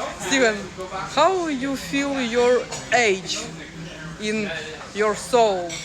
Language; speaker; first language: English; non-native, learner; Ukrainian